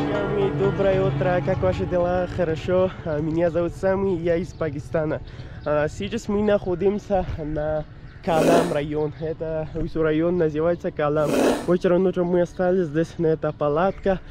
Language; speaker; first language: Russian; non-native, learner; Pashto